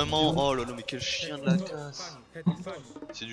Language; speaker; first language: French; native; French